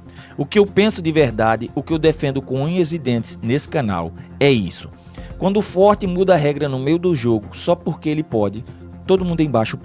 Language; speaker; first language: Portuguese; native; Portuguese